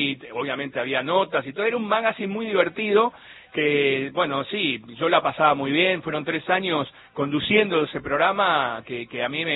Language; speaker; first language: Spanish; native; Spanish